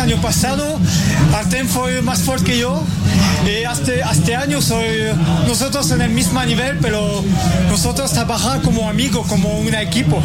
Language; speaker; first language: Portuguese; non-native, learner; French